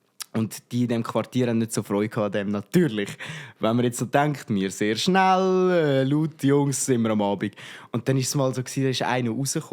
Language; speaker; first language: German; native; German